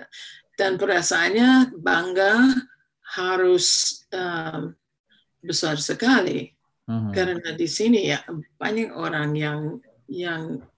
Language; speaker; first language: Indonesian; non-native, fluent; English